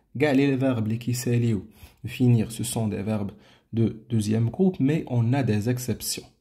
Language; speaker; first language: French; non-native, local second language; Arabic